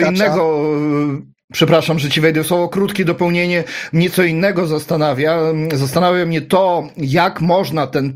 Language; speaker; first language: Polish; non-native, fluent; Ukrainian